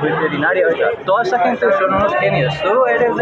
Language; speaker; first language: Spanish; native; Spanish